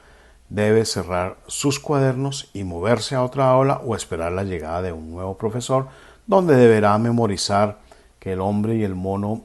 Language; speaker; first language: Spanish; native; Spanish